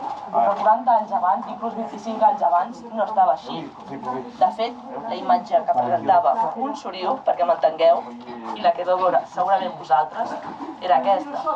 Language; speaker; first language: Catalan; native; Catalan